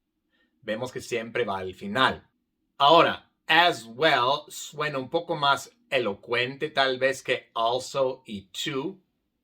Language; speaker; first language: Spanish; non-native, fluent; English